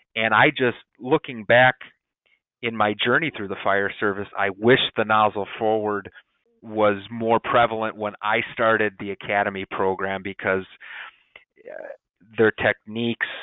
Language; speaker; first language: English; native; English